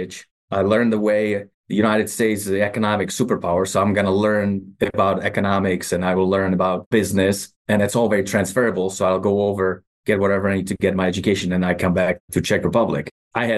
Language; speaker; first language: English; non-native, fluent; Czech